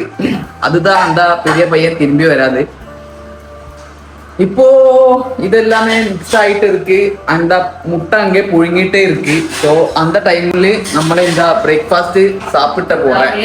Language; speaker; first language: Tamil; non-native, learner; Malayalam